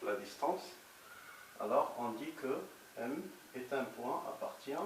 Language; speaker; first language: French; non-native, local second language; Arabic